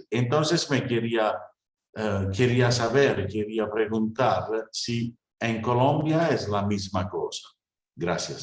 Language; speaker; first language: Spanish; non-native, fluent; Italian